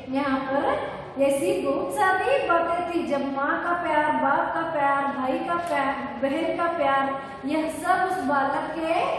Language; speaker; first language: Hindi; non-native, local second language; Kannada